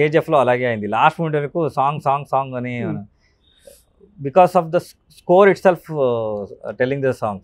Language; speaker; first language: Telugu; non-native, local second language; Kannada